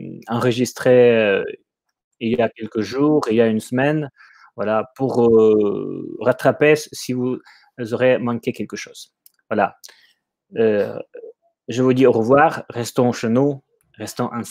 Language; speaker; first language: French; non-native, fluent; Ukrainian